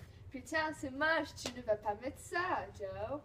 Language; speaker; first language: French; non-native, learner; English